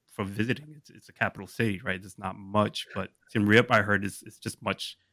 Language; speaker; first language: English; native; English